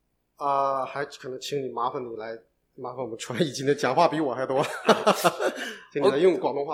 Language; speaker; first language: Chinese; native; Chinese